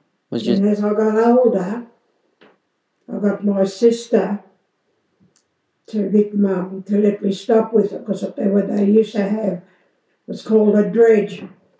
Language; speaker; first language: English; native; English